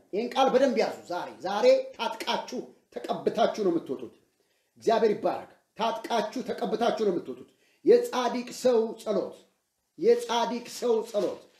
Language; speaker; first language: Amharic; native; Amharic